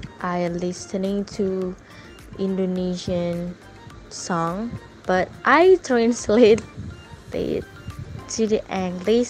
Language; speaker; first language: English; non-native, learner; Indonesian